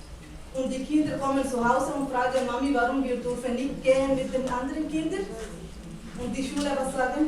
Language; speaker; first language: German; non-native, learner; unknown